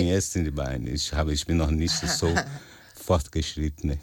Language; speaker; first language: German; non-native, fluent; Portuguese